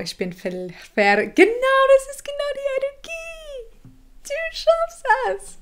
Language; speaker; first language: German; non-native, fluent; English